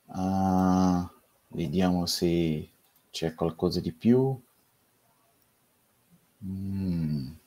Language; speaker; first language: Italian; non-native, fluent; Portuguese